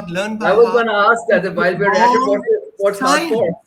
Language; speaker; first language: English; non-native, local second language; Urdu